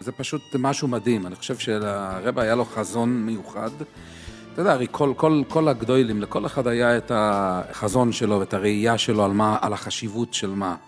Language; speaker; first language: Hebrew; native; Hebrew